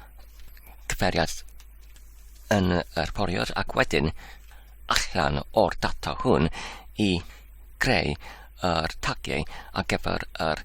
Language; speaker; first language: Welsh; non-native, learner; English